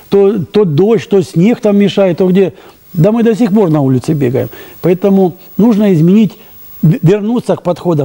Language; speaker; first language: Russian; native; Russian